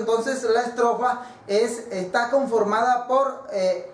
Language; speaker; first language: Spanish; native; Spanish